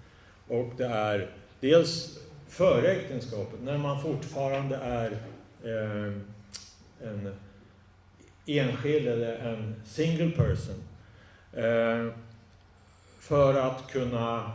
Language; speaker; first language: Swedish; native; Swedish